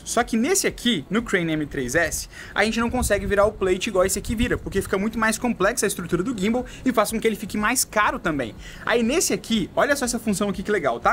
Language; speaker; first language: Portuguese; native; Portuguese